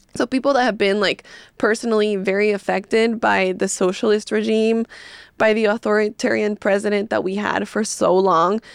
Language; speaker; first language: English; early bilingual, other home language; Spanish